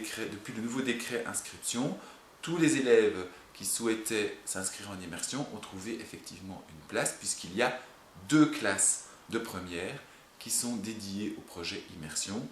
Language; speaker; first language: French; native; French